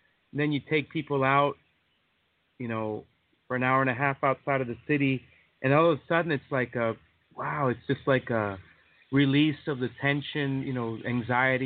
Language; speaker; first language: English; native; English